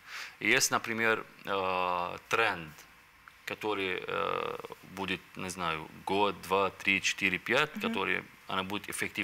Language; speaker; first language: Russian; non-native, learner; Arabic